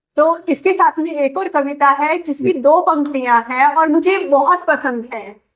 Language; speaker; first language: Hindi; native; Hindi